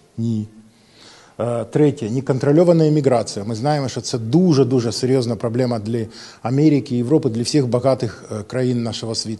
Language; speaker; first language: Ukrainian; non-native, local second language; Russian